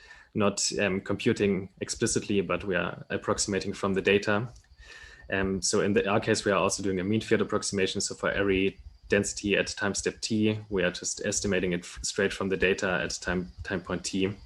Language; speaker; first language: English; non-native, fluent; German